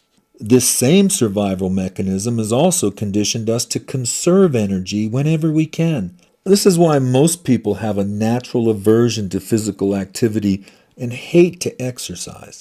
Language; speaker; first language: English; native; English